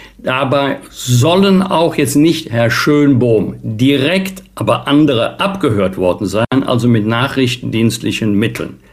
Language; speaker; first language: German; native; German